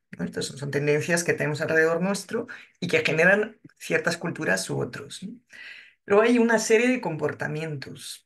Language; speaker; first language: Spanish; non-native, fluent; French